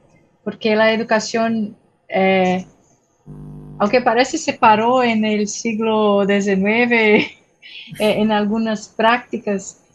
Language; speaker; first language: Spanish; non-native, fluent; Portuguese